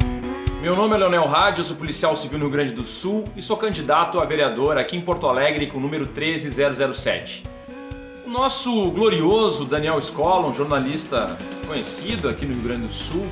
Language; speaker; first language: Portuguese; native; Portuguese